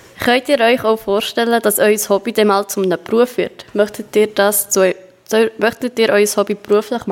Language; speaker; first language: German; native; German